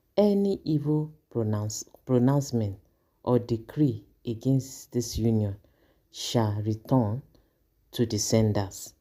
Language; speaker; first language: English; non-native, local second language; Yoruba